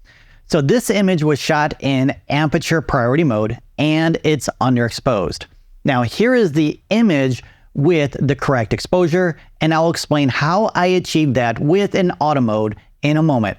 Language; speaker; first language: English; native; English